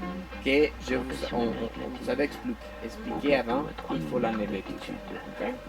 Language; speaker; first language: French; non-native, fluent; Spanish